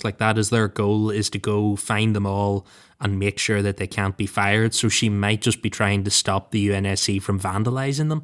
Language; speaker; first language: English; native; English